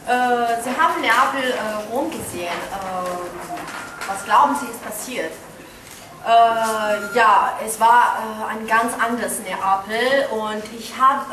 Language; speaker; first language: German; non-native, fluent; Italian